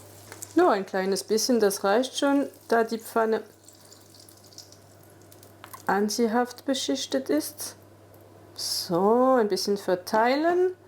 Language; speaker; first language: German; non-native, fluent; French